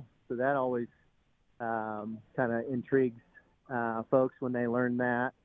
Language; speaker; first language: English; native; English